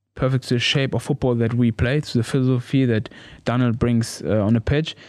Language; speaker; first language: English; non-native, learner; German